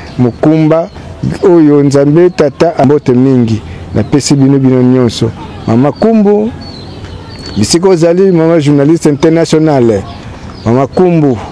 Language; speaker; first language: Lingala; non-native, local second language; Kongo